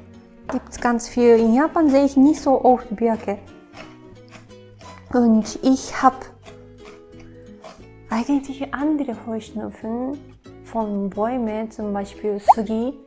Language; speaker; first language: German; non-native, learner; Japanese